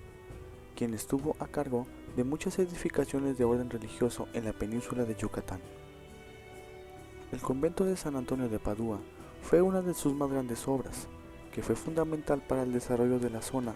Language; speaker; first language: Spanish; native; Spanish